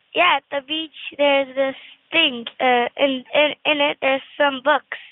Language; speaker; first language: English; non-native, fluent; Turkish